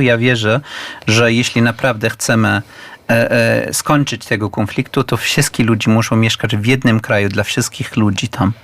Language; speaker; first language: Polish; non-native, learner; Arabic